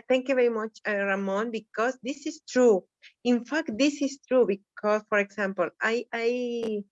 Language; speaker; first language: English; non-native, fluent; Spanish